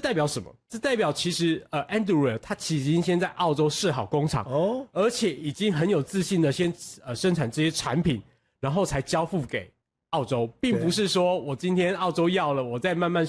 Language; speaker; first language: Chinese; native; Chinese